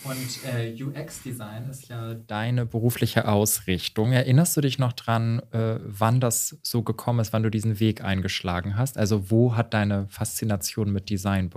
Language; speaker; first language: German; native; German